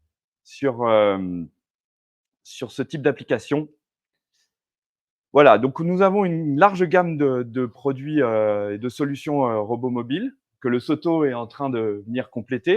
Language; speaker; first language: French; native; French